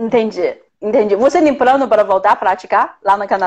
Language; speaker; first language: Portuguese; non-native, fluent; Chinese